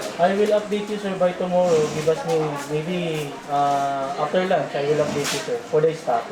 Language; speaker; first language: English; non-native, local second language; Filipino